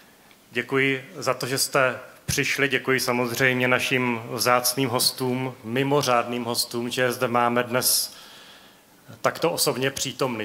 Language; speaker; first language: Czech; native; Czech